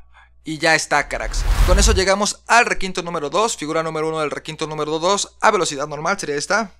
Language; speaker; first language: Spanish; native; Spanish